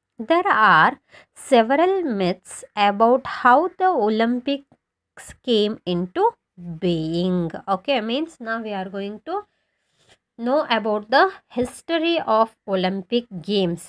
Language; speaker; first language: English; non-native, local second language; Kannada